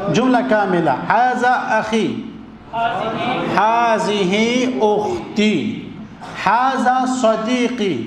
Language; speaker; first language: Arabic; non-native, fluent; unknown